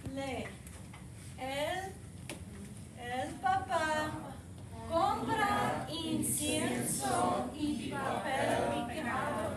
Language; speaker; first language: Spanish; non-native, fluent; English